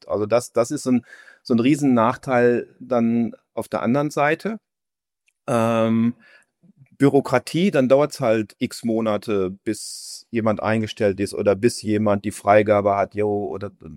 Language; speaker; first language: German; native; German